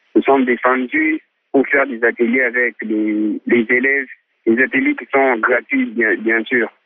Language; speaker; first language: French; non-native, local second language; Swahili